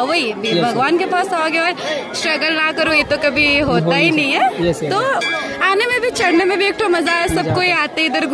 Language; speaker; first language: Hindi; non-native, local second language; Odia